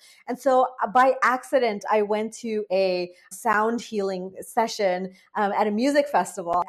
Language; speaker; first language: English; non-native, local second language; Bangla